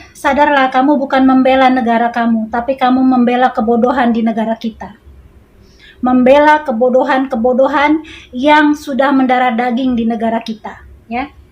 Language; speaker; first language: Indonesian; native; Indonesian